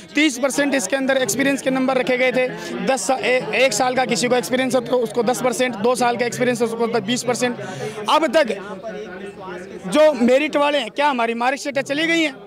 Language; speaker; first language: Hindi; native; Hindi